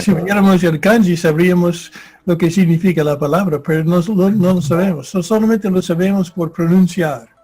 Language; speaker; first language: Spanish; non-native, fluent; English